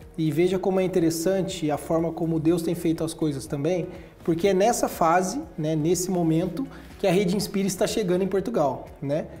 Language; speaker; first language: Portuguese; native; Portuguese